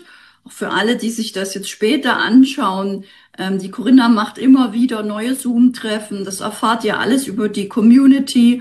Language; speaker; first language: German; native; German